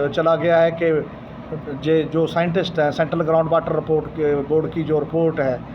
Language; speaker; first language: Hindi; non-native, local second language; Punjabi